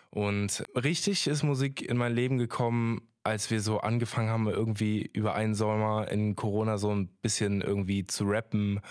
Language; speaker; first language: German; native; German